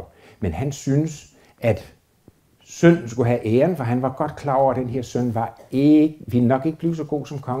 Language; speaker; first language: Danish; native; Danish